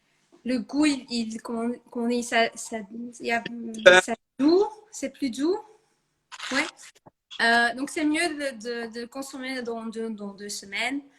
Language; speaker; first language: French; non-native, fluent; Dutch